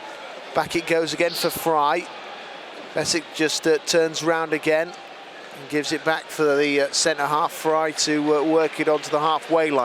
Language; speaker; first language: English; native; English